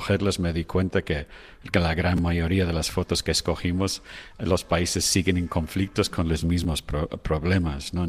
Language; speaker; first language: Spanish; non-native, fluent; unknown